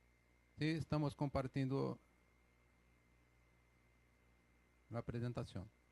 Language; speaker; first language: Spanish; non-native, fluent; Portuguese